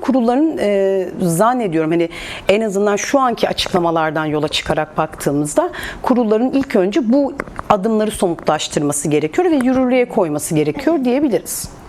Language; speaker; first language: Turkish; native; Turkish